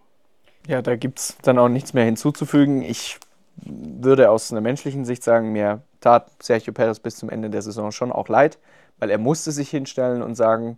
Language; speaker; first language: German; native; German